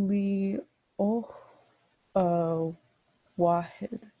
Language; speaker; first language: Arabic; non-native, learner; English